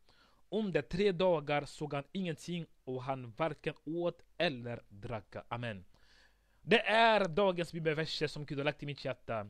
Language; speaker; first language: Swedish; non-native, fluent; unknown